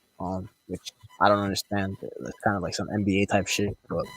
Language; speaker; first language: English; native; English